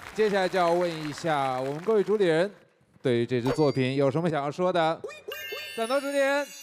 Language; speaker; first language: Chinese; native; Chinese